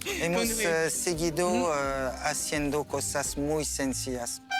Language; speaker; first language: Spanish; non-native, learner; French